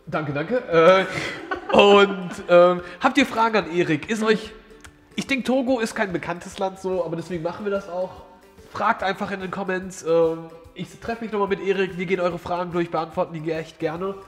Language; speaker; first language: German; early bilingual, other home language; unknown